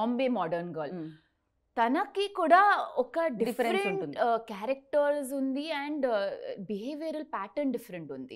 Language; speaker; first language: Telugu; non-native, learner; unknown